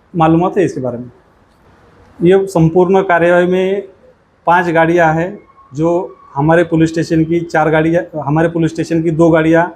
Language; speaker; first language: Hindi; non-native, local second language; Marathi